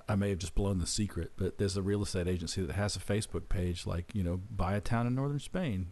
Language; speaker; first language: English; native; English